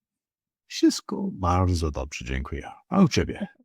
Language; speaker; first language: Polish; non-native, learner; English